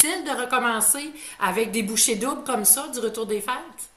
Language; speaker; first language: French; native; French